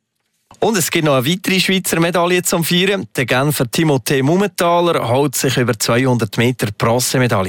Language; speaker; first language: German; native; German